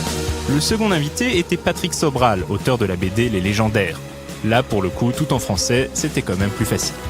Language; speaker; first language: French; native; French